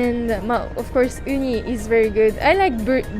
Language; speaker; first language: English; non-native, fluent; French